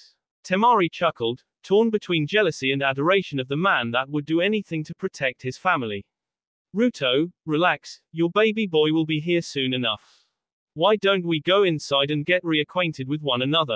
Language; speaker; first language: English; native; English